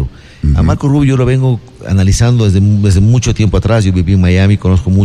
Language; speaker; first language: Spanish; native; Spanish